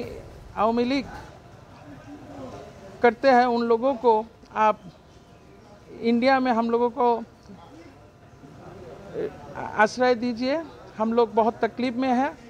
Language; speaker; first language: Hindi; non-native, learner; Bangla